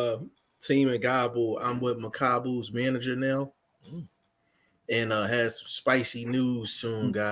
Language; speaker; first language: English; native; English